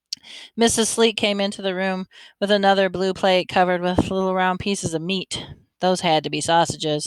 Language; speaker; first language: English; native; English